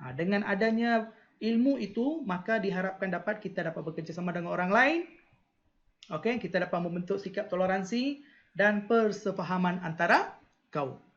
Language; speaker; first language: Malay; non-native, local second language; Tamil